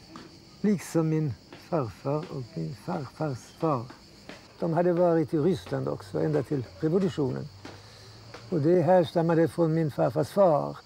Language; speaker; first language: Swedish; early bilingual, heritage; Swedish